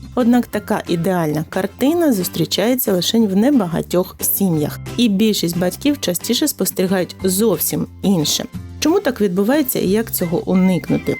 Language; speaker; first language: Ukrainian; native; Ukrainian